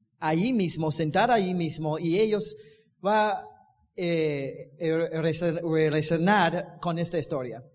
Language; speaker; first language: Spanish; non-native, learner; English